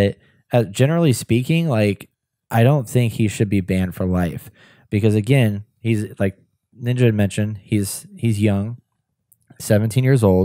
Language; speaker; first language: English; native; English